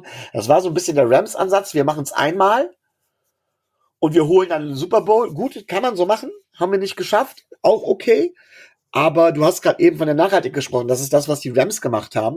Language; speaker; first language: German; native; German